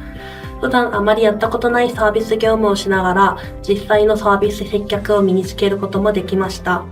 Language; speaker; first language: Japanese; non-native, fluent; Korean